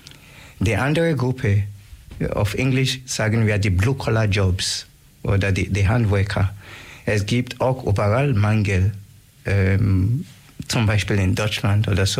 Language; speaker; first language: German; non-native, learner; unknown